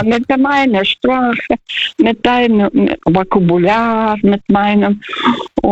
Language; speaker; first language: German; non-native, fluent; Russian